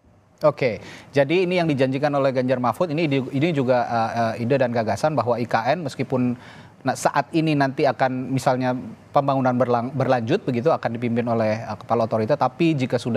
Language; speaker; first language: Indonesian; native; Indonesian